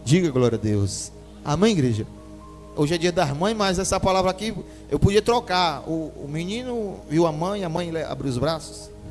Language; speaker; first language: Portuguese; native; Portuguese